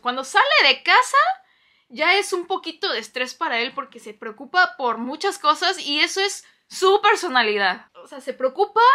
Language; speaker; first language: Spanish; non-native, fluent; Korean